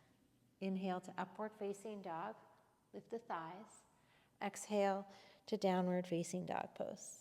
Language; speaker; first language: English; native; English